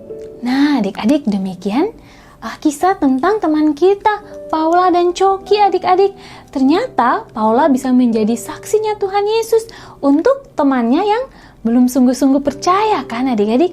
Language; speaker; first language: Indonesian; native; Indonesian